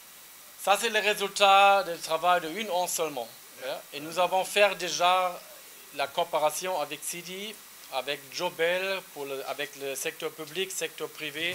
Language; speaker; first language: French; non-native, learner; German